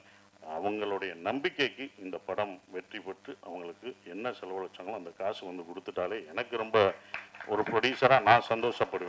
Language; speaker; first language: Tamil; native; Tamil